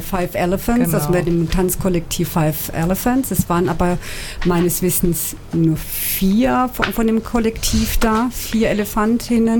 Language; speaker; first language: German; native; German